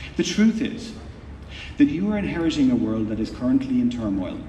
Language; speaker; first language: English; native; English